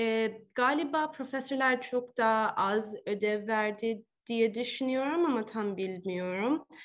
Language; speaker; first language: Turkish; early bilingual, heritage; Turkish